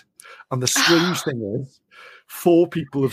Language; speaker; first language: English; native; English